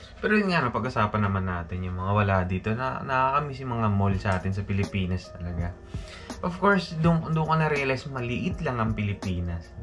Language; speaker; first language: Filipino; native; Filipino